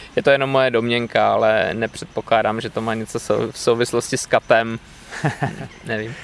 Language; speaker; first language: Czech; native; Czech